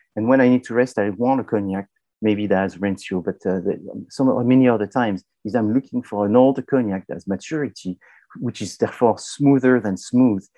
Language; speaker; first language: English; non-native, fluent; French